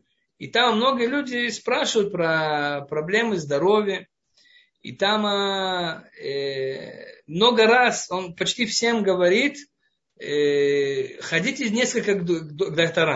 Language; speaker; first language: Russian; non-native, fluent; Hebrew